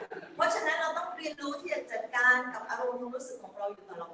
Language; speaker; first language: Thai; native; Thai